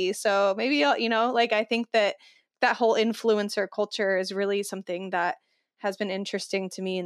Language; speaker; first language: English; native; English